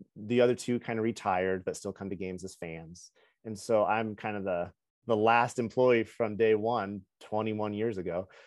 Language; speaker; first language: English; native; English